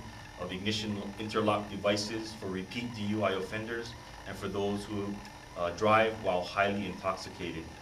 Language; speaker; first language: English; native; English